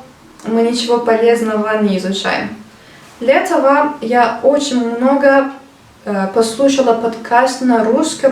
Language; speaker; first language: Russian; non-native, learner; Turkish